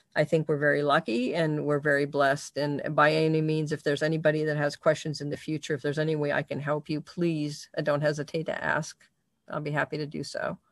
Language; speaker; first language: English; native; English